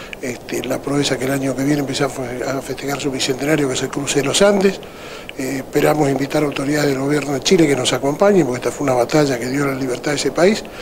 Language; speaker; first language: Spanish; native; Spanish